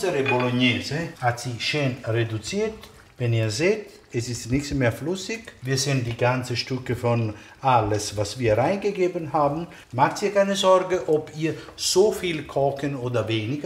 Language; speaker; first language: German; non-native, fluent; Italian